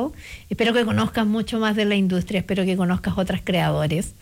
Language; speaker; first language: Spanish; native; Spanish